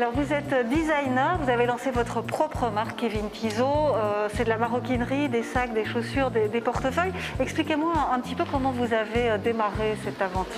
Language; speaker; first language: French; native; French